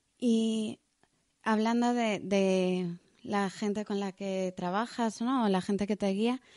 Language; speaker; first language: Spanish; native; Spanish